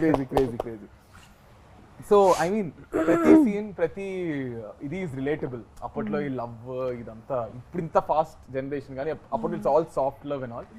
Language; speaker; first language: Telugu; native; Telugu